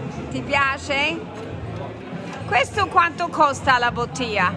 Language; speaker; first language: Italian; non-native, fluent; English